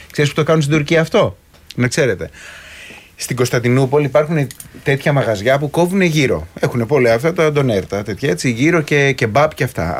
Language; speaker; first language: Greek; native; Greek